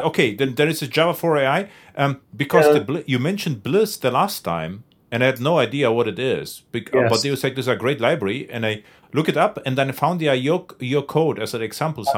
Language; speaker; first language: English; non-native, fluent; German